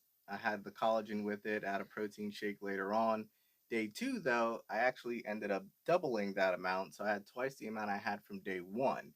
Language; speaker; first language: English; native; English